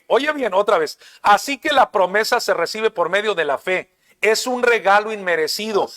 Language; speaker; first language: Spanish; native; Spanish